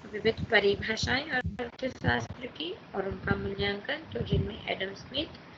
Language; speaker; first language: Hindi; non-native, local second language; Gujarati